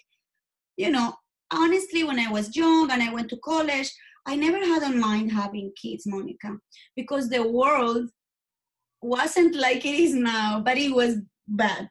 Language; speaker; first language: English; non-native, fluent; Spanish